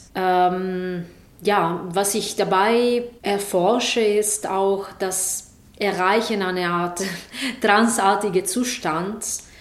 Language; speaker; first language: German; non-native, fluent; Italian